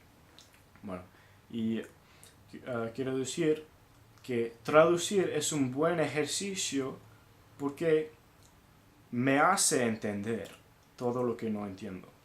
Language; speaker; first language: Spanish; non-native, fluent; English